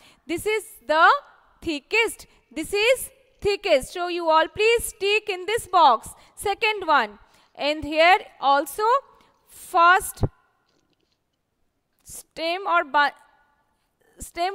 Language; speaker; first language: English; non-native, local second language; Bangla